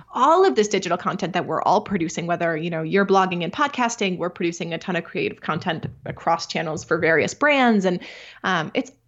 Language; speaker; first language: English; native; English